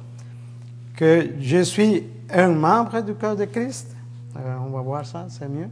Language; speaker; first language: French; native; French